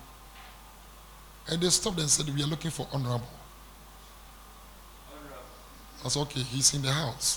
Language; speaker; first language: English; non-native, local second language; Akan